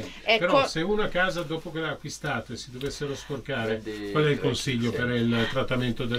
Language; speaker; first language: Italian; native; Italian